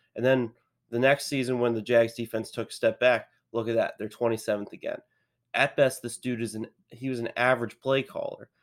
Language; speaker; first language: English; native; English